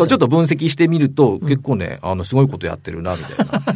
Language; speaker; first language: Japanese; native; Japanese